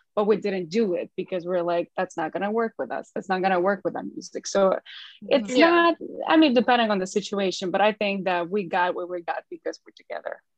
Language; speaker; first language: English; non-native, fluent; Ukrainian